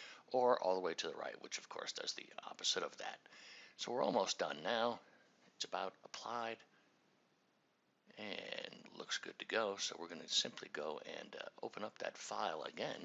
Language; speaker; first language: English; native; English